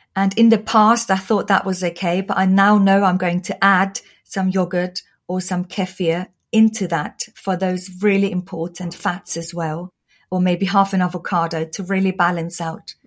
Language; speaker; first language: English; non-native, fluent; German